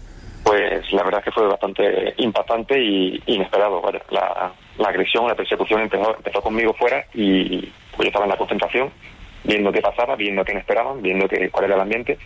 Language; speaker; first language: Spanish; native; Spanish